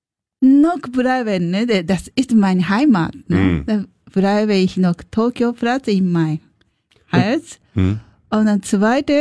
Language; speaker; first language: German; non-native, learner; Japanese